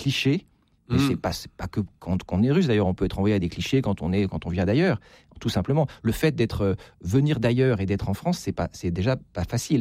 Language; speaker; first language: French; native; French